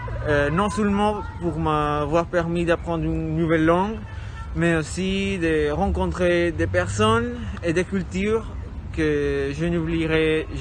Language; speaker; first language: French; non-native, fluent; Spanish